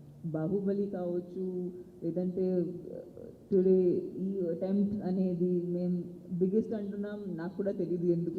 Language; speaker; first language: Telugu; non-native, local second language; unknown